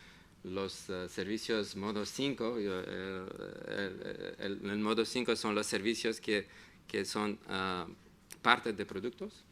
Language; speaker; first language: Spanish; non-native, fluent; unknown